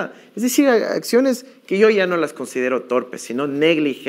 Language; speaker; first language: Spanish; native; Spanish